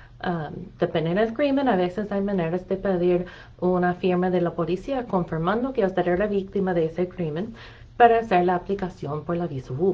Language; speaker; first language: Spanish; non-native, fluent; English